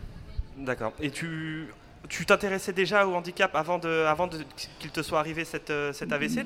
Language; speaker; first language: French; native; French